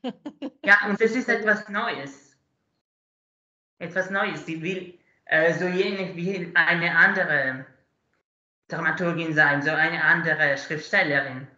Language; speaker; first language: German; non-native, learner; Italian